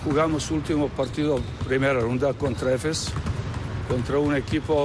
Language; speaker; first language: Spanish; non-native, learner; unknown